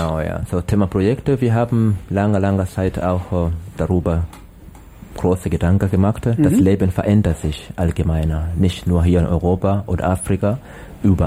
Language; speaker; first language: German; non-native, learner; Swahili